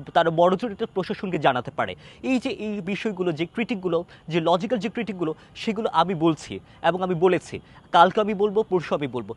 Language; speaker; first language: Bangla; non-native, local second language; Chakma